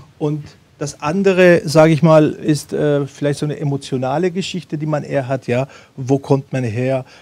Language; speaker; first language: German; early bilingual, other home language; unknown